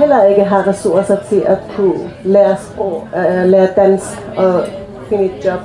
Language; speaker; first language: Danish; early bilingual, other home language; Persian